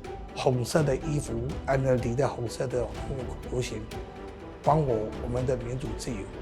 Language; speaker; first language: Chinese; non-native, fluent; Burmese